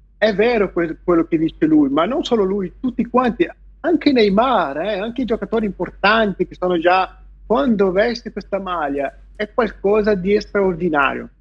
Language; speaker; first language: Italian; non-native, fluent; Portuguese